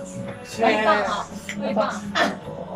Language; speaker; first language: Chinese; non-native, learner; Lao